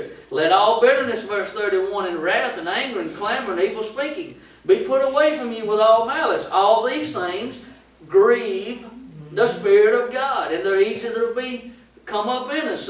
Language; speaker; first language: English; native; English